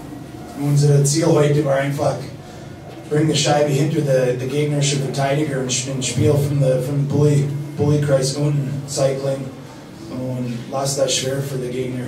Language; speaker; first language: German; non-native, fluent; English